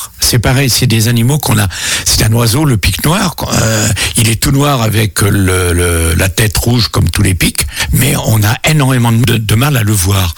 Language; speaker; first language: French; native; French